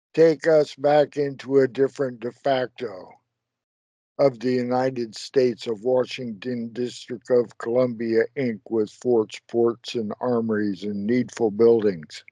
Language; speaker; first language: English; native; English